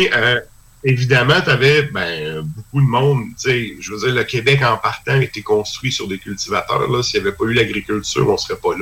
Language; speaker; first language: French; native; French